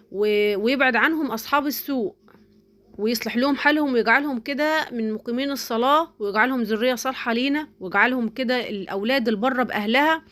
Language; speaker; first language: Arabic; native; Arabic